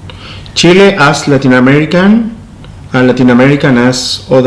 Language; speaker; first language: English; non-native, learner; Spanish